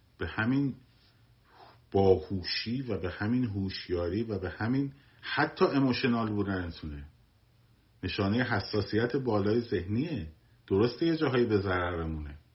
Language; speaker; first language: Persian; native; Persian